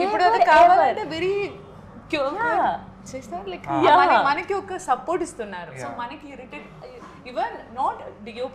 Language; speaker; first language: Telugu; non-native, learner; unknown